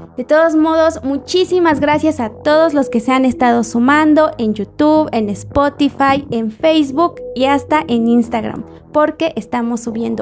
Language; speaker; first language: Spanish; native; Spanish